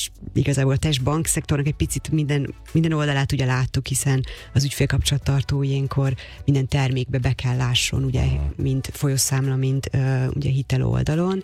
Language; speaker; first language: Hungarian; native; Hungarian